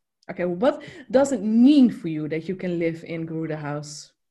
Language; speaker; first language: English; non-native, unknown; Dutch